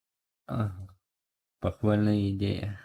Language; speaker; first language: Russian; non-native, local second language; Ukrainian